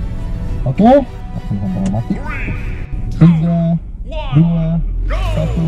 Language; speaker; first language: Indonesian; native; Indonesian